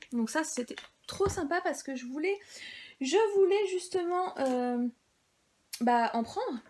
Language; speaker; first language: French; native; French